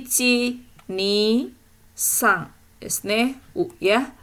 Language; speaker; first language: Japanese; non-native, fluent; Indonesian